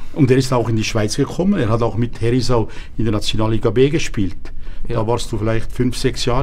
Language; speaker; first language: German; native; German